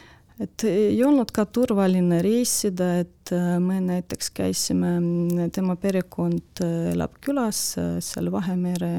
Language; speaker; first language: Estonian; non-native, local second language; Russian